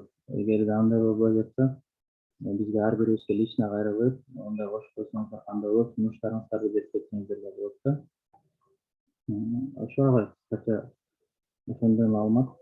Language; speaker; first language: Kyrgyz; native; Kyrgyz